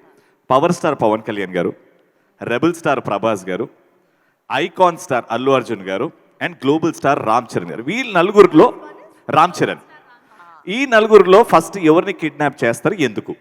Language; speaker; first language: Telugu; native; Telugu